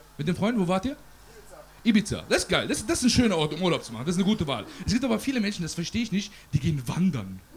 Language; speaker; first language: German; early bilingual, other home language; Persian